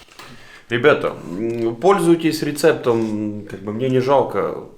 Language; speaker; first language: Russian; native; Russian